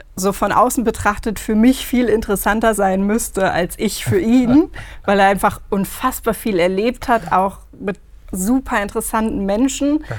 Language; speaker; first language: German; native; German